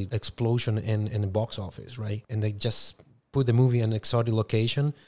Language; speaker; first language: English; non-native, fluent; Spanish